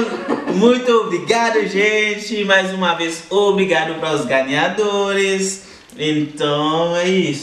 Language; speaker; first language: Portuguese; non-native, learner; Haitian Creole